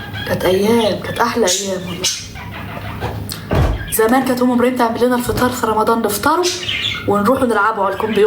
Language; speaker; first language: Arabic; native; Arabic